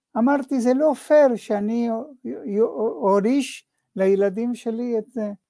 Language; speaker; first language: Hebrew; non-native, fluent; Spanish